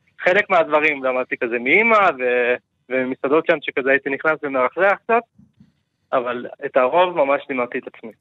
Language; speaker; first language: Hebrew; non-native, fluent; Turkish